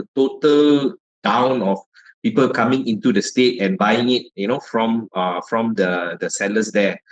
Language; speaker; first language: English; non-native, local second language; Malay